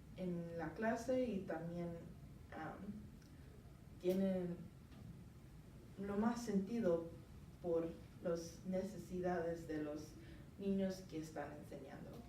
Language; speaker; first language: Spanish; non-native, learner; English